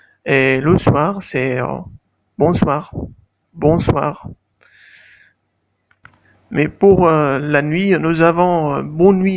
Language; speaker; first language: French; non-native, fluent; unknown